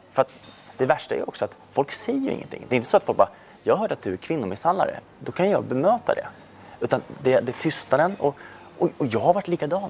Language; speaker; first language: Swedish; native; Swedish